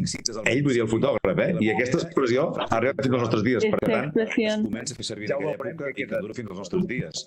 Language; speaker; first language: Catalan; native; Catalan